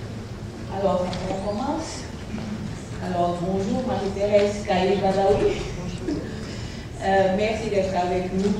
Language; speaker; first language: French; non-native, fluent; Portuguese